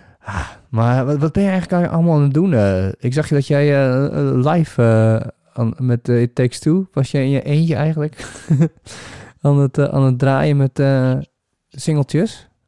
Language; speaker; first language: Dutch; native; Dutch